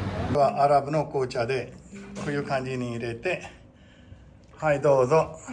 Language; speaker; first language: Japanese; non-native, fluent; Urdu